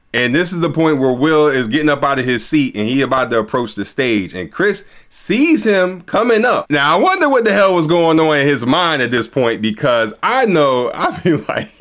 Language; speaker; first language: English; native; English